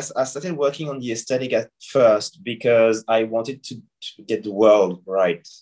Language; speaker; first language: English; non-native, fluent; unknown